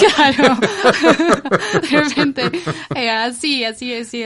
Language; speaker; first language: Spanish; non-native, fluent; English